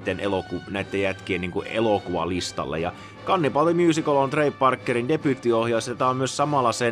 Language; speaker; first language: Finnish; native; Finnish